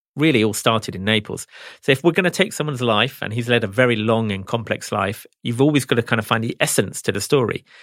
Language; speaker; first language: English; native; English